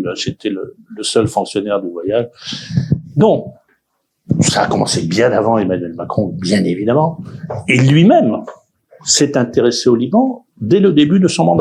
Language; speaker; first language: French; native; French